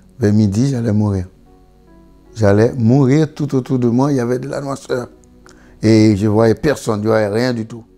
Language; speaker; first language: French; non-native, local second language; Haitian Creole